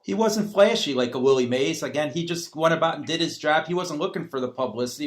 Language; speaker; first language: English; native; English